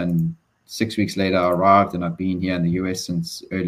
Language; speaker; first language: English; native; English